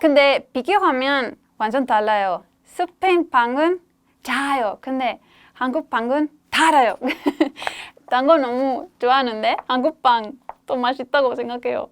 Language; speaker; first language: Korean; non-native, fluent; Spanish